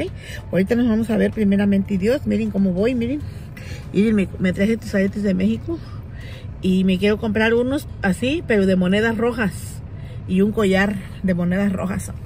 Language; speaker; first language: Spanish; native; Spanish